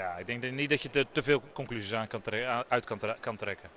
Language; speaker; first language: Dutch; native; Dutch